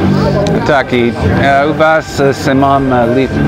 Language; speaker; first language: Czech; non-native, fluent; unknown